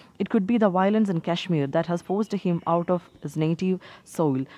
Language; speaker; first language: English; non-native, local second language; Malayalam